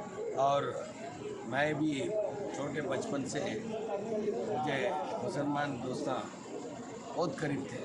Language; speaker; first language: Hindi; non-native, local second language; Telugu